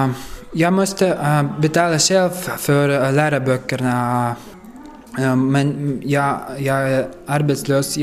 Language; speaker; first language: Swedish; non-native, learner; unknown